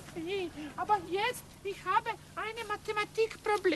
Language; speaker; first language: German; non-native, learner; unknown